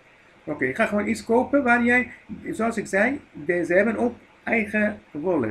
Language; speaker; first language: Dutch; non-native, fluent; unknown